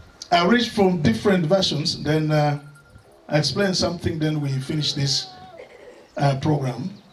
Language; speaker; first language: English; non-native, local second language; Swahili